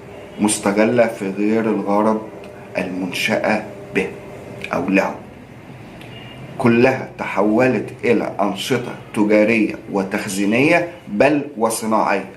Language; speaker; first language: Arabic; native; Arabic